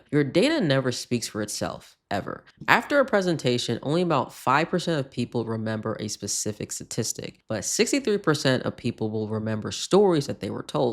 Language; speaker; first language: English; native; English